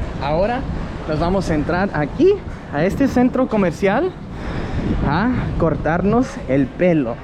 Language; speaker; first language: Spanish; early bilingual, heritage; Spanish